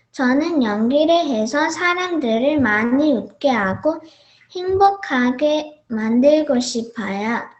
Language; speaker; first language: Korean; early bilingual, heritage; Korean